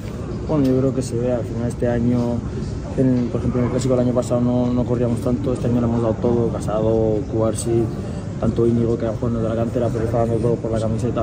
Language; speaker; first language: Spanish; native; Spanish